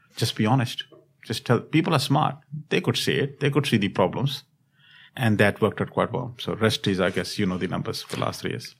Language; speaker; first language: English; non-native, local second language; Hindi